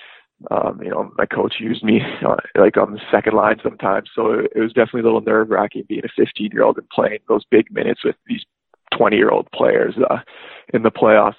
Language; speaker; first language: English; native; English